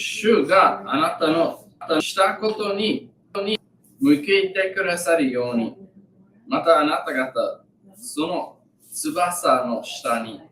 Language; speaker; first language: Japanese; non-native, learner; English